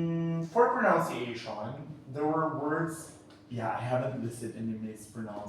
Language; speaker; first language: English; non-native, fluent; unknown